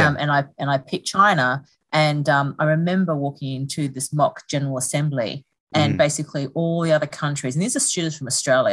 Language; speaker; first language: English; native; English